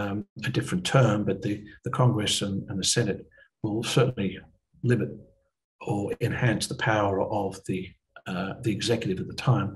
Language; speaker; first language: English; native; English